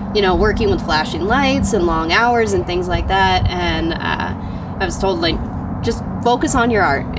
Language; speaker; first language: English; native; English